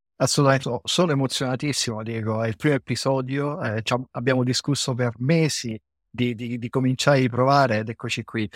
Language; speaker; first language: Italian; native; Italian